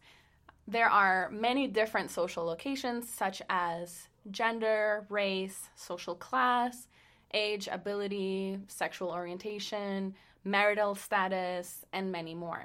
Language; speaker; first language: English; non-native, fluent; Spanish